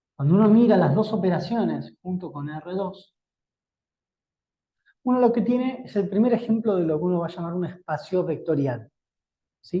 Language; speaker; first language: Spanish; native; Spanish